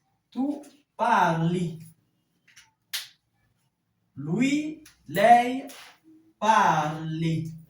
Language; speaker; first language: Italian; non-native, fluent; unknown